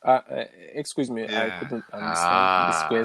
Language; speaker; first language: English; non-native, learner; Turkish